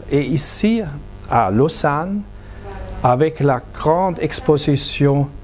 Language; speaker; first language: French; non-native, fluent; German